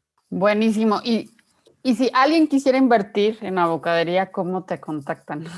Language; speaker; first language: Spanish; native; Spanish